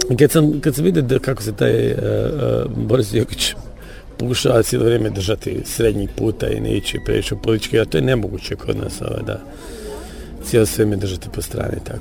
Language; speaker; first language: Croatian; early bilingual, heritage; Croatian